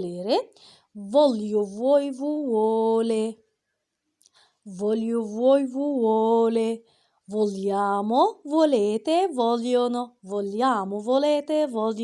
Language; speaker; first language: Italian; non-native, fluent; Arabic